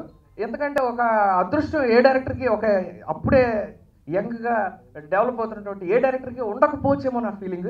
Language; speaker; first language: Telugu; native; Telugu